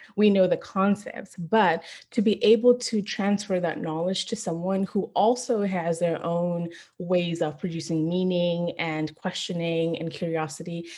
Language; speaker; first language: English; non-native, local second language; Shona